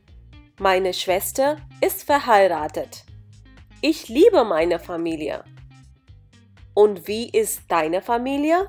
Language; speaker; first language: German; non-native, fluent; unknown